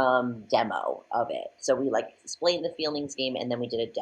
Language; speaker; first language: English; native; English